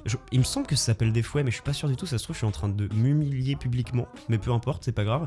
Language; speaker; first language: French; native; French